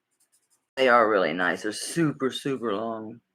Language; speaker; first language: English; native; English